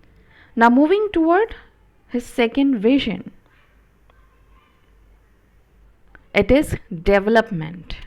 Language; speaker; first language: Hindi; non-native, local second language; Marathi